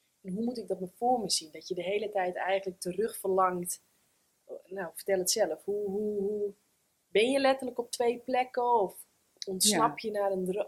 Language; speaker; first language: Dutch; native; Dutch